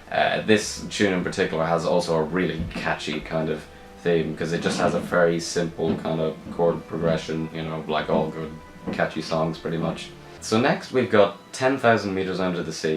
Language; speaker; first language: English; native; English